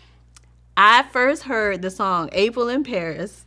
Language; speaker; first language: English; native; English